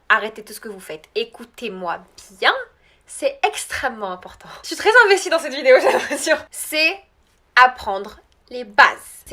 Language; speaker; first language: French; early bilingual, other home language; Arabic